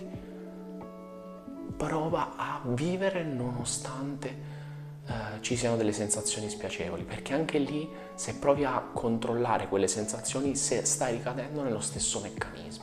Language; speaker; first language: Italian; native; Italian